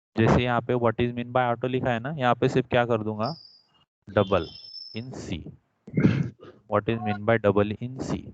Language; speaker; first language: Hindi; non-native, local second language; Marathi